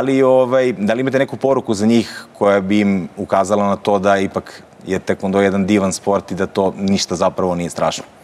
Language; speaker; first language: Croatian; native; Croatian